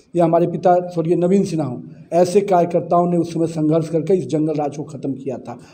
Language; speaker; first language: Hindi; native; Hindi